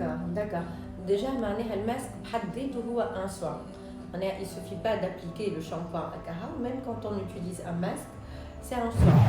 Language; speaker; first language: French; non-native, local second language; Arabic